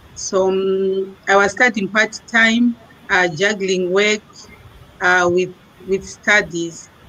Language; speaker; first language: English; non-native, local second language; Shona